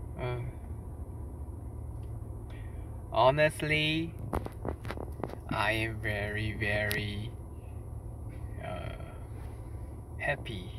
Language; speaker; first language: English; non-native, learner; Korean